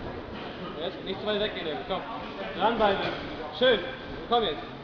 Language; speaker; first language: German; native; German